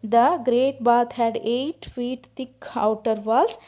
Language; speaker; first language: English; non-native, local second language; Kannada